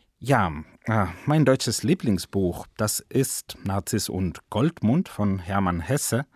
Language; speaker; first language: German; non-native, fluent; Spanish